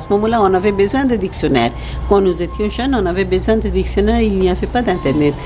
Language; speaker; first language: French; non-native, fluent; Bangla